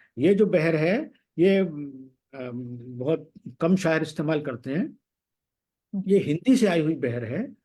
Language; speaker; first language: Hindi; native; Hindi